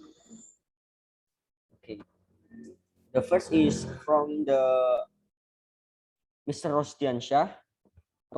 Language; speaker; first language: English; non-native, learner; Indonesian